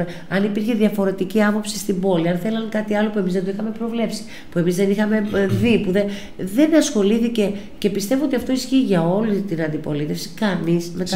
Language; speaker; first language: Greek; native; Greek